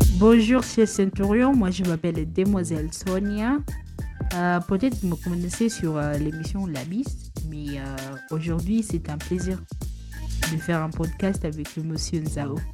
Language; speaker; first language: French; non-native, fluent; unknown